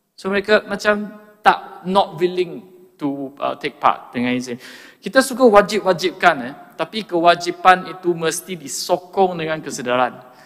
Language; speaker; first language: Malay; non-native, local second language; Chinese